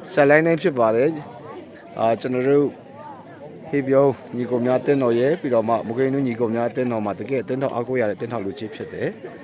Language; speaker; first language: Burmese; non-native, local second language; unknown